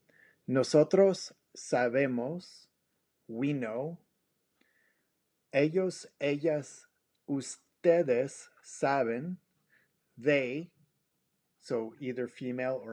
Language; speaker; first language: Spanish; non-native, fluent; English